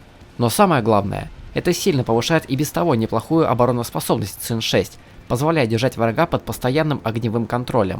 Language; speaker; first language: Russian; native; Russian